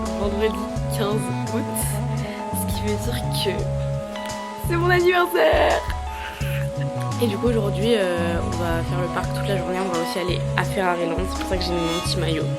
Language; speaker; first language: French; native; French